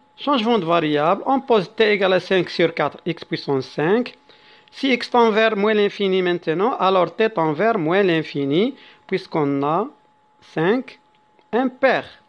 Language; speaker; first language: French; non-native, local second language; Arabic